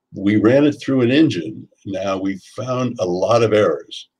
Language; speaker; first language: English; native; English